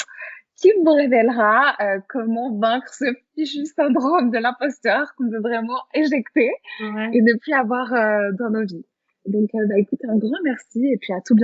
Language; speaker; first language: French; native; French